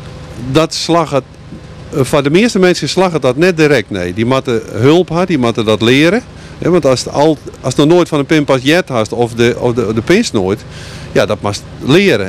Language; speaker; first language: Dutch; native; Dutch